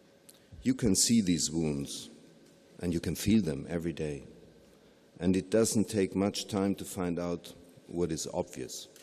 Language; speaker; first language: English; non-native, fluent; German